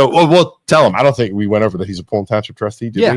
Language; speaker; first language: English; native; English